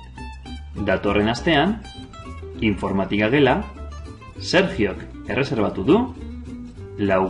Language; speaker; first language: Basque; non-native, local second language; Spanish